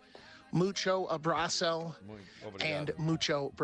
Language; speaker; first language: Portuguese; non-native, learner; English